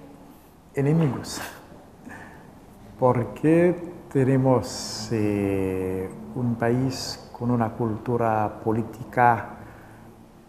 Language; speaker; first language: Spanish; non-native, local second language; Haitian Creole